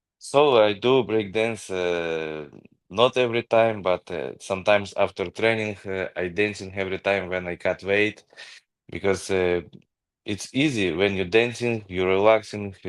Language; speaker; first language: English; non-native, learner; Ukrainian